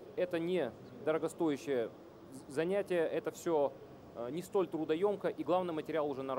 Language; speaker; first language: Russian; native; Russian